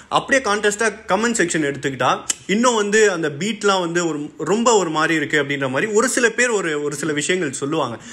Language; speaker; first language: Tamil; native; Tamil